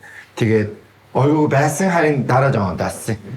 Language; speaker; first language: Mongolian; non-native, fluent; Korean